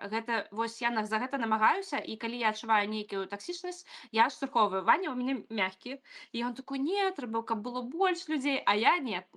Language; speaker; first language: Belarusian; non-native, local second language; Russian